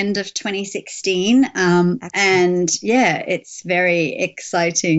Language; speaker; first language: English; native; English